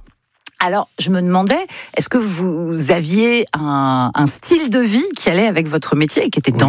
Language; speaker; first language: French; native; French